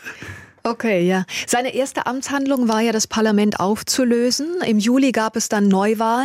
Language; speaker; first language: German; native; German